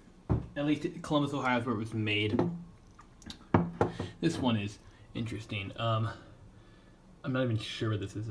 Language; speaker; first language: English; native; English